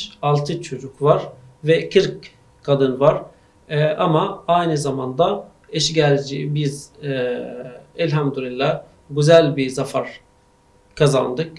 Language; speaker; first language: Turkish; non-native, fluent; Arabic